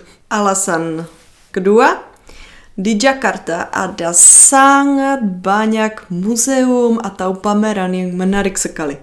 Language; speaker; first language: Indonesian; non-native, fluent; Czech